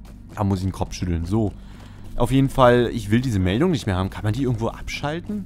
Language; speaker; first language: German; native; German